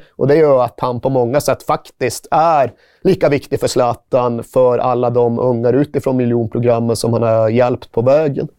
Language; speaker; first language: Swedish; native; Swedish